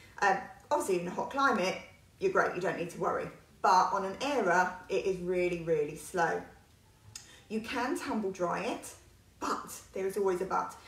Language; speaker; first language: English; native; English